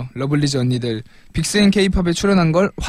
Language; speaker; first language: Korean; native; Korean